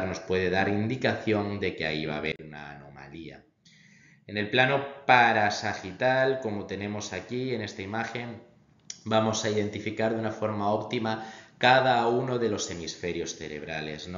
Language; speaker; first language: Spanish; native; Spanish